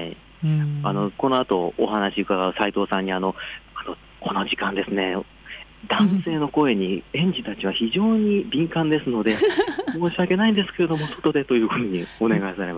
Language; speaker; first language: Japanese; native; Japanese